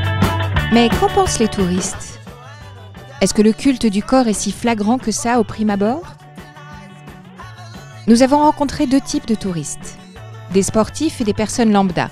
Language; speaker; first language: French; native; French